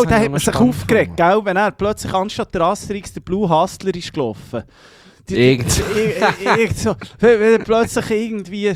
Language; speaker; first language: German; native; German